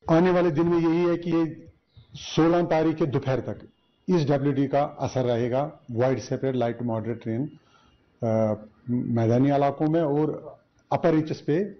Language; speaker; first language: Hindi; non-native, local second language; Kashmiri